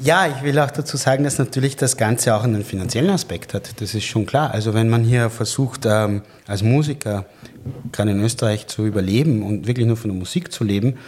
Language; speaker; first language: German; native; German